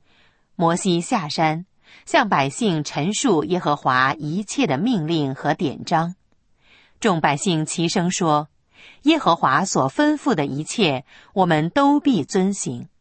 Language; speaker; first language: Chinese; native; Chinese